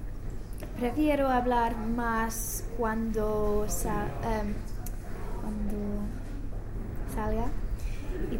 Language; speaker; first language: Spanish; non-native, learner; English